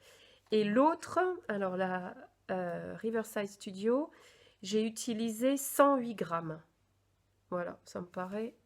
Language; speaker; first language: French; native; French